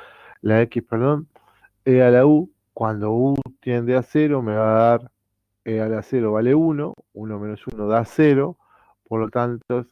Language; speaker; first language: Spanish; native; Spanish